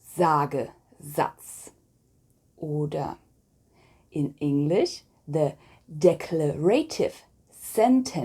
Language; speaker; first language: German; non-native, fluent; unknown